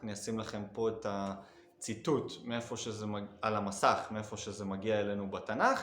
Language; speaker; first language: Hebrew; native; Hebrew